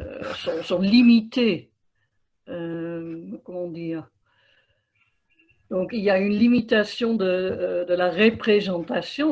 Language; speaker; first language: French; non-native, fluent; Dutch